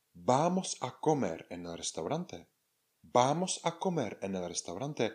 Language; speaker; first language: Spanish; non-native, fluent; Czech